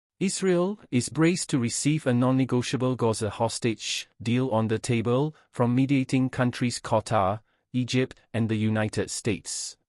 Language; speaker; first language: English; non-native, fluent; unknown